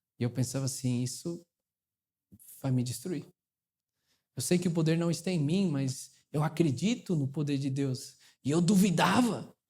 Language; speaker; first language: Portuguese; early bilingual, other home language; Spanish